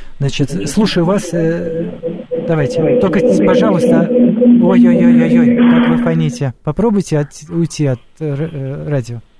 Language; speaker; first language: Russian; native; Russian